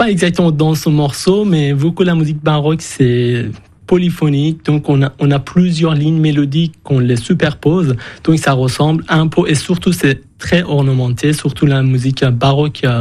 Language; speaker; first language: French; non-native, fluent; Persian